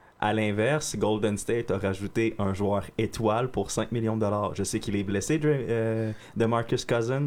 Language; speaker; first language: French; native; French